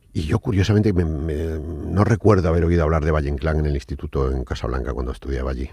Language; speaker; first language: Spanish; non-native, fluent; Arabic